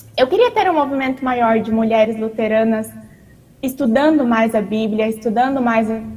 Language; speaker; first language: Portuguese; native; Portuguese